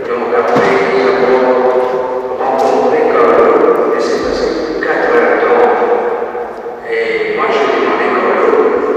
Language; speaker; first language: French; non-native, local second language; Morisyen